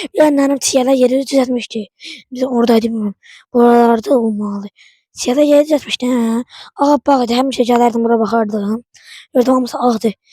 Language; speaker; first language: Azerbaijani; non-native, local second language; Talysh